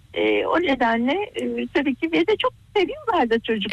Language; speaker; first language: Turkish; native; Turkish